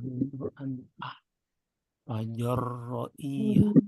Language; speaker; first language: Arabic; non-native, learner; Indonesian